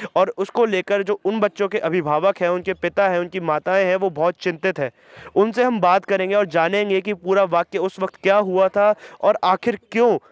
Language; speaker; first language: Hindi; native; Hindi